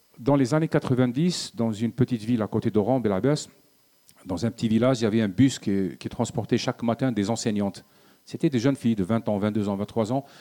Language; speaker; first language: French; non-native, local second language; Arabic